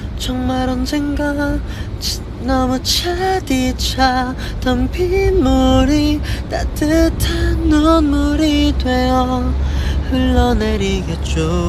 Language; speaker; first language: Korean; early bilingual, heritage; Korean